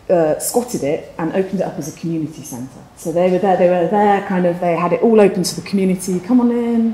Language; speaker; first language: English; native; English